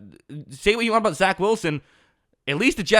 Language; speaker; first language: English; native; English